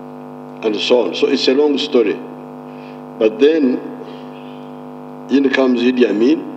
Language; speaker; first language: English; non-native, local second language; Nyankole